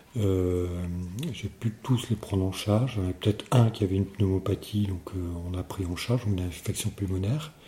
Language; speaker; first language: French; native; French